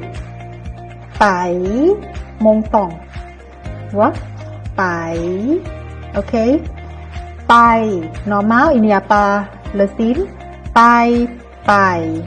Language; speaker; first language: French; non-native, fluent; Thai